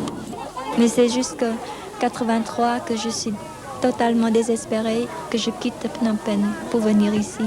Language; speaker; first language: French; non-native, fluent; Khmer